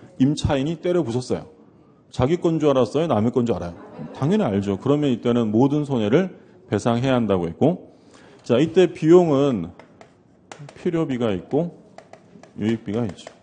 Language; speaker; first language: Korean; native; Korean